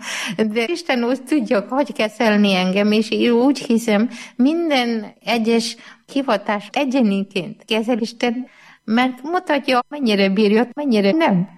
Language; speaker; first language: Hungarian; non-native, learner; Malayalam